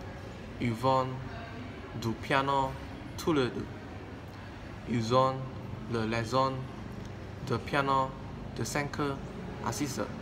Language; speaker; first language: French; non-native, learner; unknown